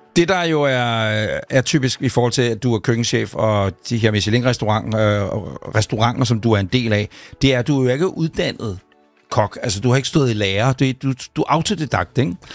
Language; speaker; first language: Danish; native; Danish